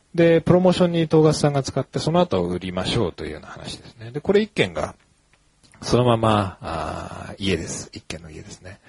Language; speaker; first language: Japanese; native; Japanese